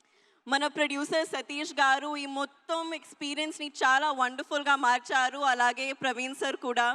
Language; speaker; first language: Telugu; non-native, learner; Hindi